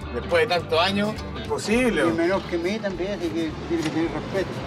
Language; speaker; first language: Spanish; native; Spanish